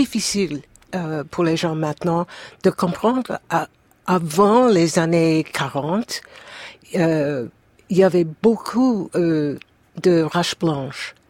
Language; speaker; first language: French; non-native, fluent; English